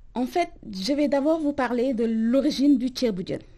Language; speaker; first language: French; non-native, local second language; Wolof